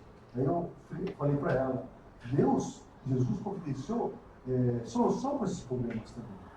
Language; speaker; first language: Portuguese; non-native, fluent; Japanese